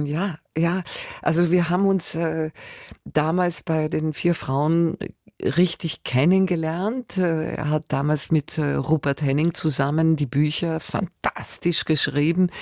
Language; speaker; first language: German; native; German